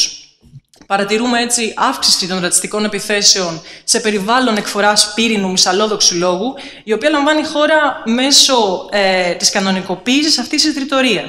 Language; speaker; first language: Greek; native; Greek